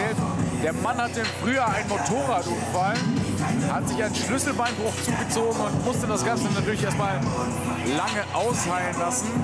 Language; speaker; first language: German; native; German